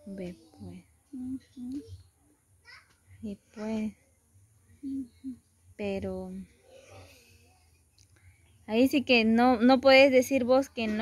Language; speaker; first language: Spanish; native; Spanish